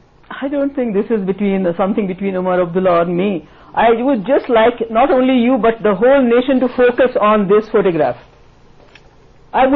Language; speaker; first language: English; non-native, local second language; Kashmiri